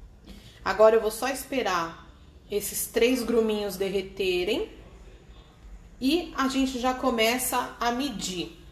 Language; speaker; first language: Portuguese; native; Portuguese